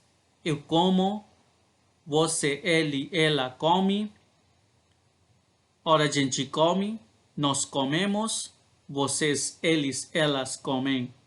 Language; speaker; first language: Portuguese; non-native, learner; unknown